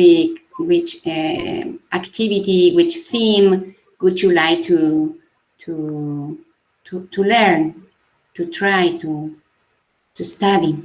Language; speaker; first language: English; non-native, fluent; Spanish